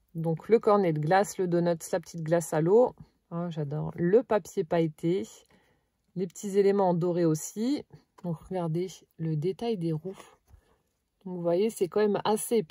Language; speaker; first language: French; native; French